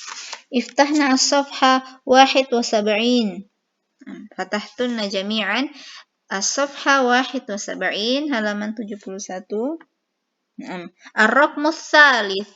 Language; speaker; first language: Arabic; non-native, fluent; Indonesian